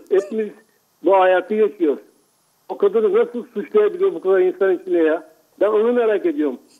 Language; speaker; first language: Turkish; native; Turkish